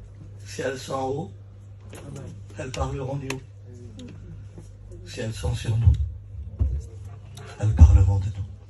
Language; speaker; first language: French; native; French